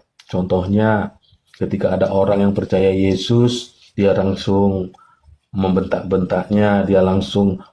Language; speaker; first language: Indonesian; native; Indonesian